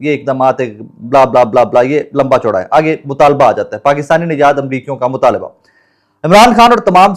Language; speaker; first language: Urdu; non-native, local second language; Punjabi